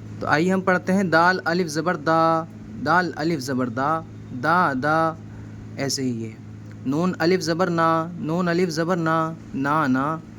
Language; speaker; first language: Urdu; native; Urdu